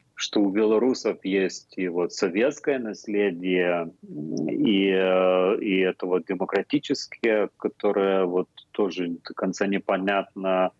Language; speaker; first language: Russian; non-native, fluent; Lithuanian